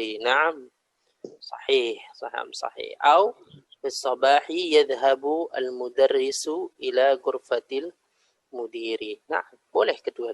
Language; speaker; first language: Arabic; non-native, fluent; Indonesian